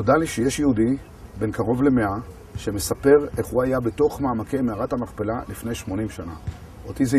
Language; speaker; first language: Hebrew; native; Hebrew